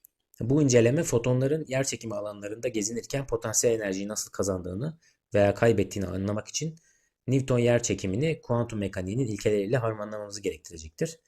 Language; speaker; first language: Turkish; native; Turkish